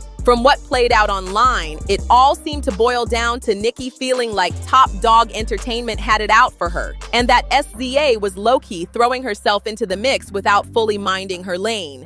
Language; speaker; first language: English; native; English